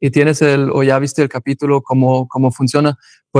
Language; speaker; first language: Spanish; non-native, fluent; German